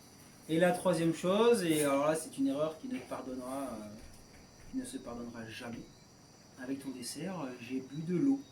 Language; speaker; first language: French; native; French